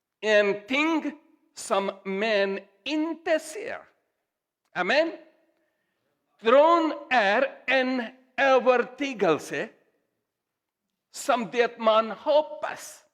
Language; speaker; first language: Swedish; non-native, learner; Urdu